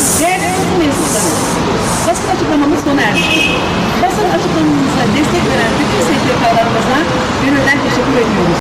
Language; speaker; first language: Turkish; native; Turkish